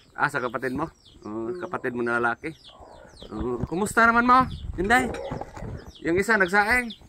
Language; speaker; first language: Filipino; native; Filipino